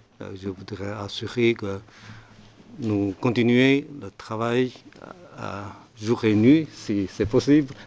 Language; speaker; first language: French; non-native, learner; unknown